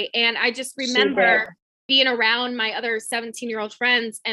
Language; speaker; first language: English; native; English